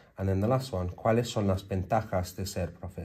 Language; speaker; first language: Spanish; non-native, learner; English